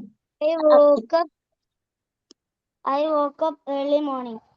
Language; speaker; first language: English; non-native, learner; Malayalam